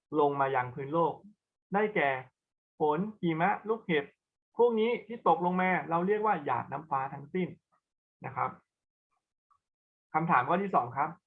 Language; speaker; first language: Thai; native; Thai